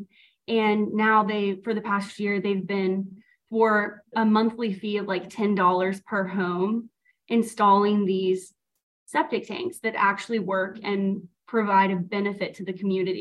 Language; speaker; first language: English; native; English